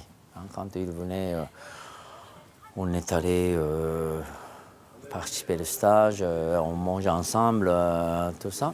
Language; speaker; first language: French; non-native, fluent; Japanese